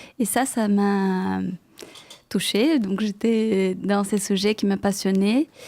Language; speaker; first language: French; non-native, fluent; Portuguese